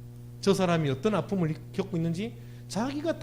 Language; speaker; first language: Korean; native; Korean